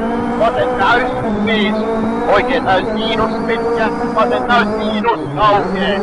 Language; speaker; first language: Finnish; native; Finnish